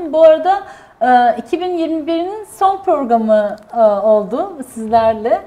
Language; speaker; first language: Turkish; native; Turkish